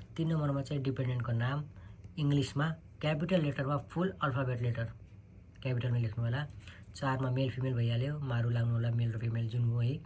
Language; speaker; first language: Nepali; native; Nepali